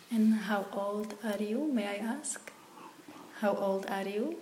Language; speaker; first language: English; non-native, fluent; Slovak